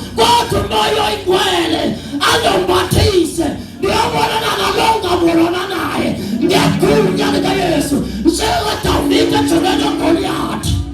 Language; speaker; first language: Zulu; non-native, local second language; Xhosa